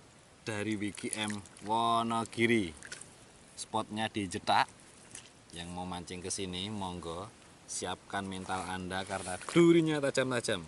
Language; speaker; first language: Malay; non-native, local second language; Javanese